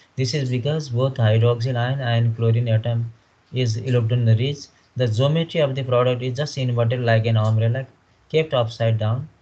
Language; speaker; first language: English; non-native, local second language; Nepali